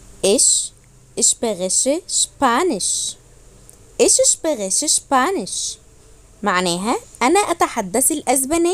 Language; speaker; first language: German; non-native, fluent; Arabic